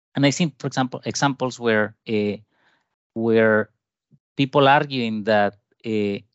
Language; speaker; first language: English; non-native, fluent; Spanish